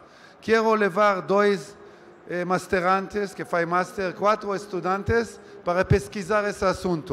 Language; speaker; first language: Portuguese; non-native, learner; Hebrew